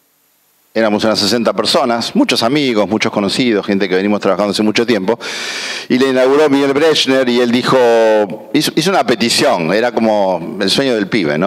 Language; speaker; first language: Spanish; native; Spanish